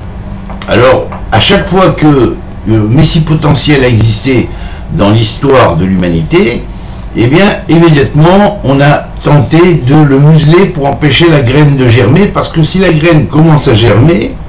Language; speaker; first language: French; native; French